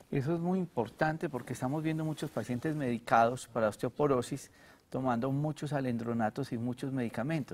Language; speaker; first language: Spanish; native; Spanish